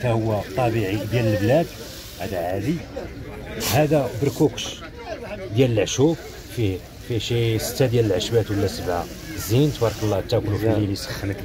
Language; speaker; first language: Arabic; native; Arabic